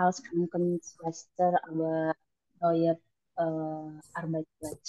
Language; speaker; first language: German; non-native, learner; Indonesian